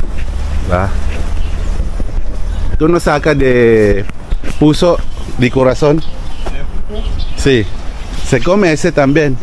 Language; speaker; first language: Spanish; non-native, learner; Filipino